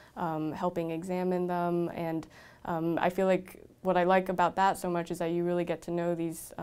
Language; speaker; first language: English; native; English